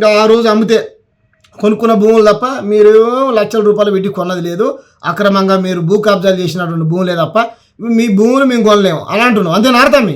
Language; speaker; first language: Telugu; native; Telugu